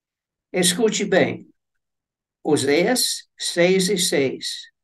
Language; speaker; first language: Portuguese; non-native, fluent; English